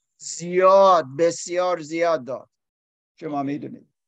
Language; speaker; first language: Persian; non-native, learner; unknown